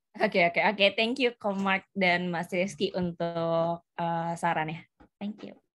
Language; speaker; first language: Indonesian; native; Indonesian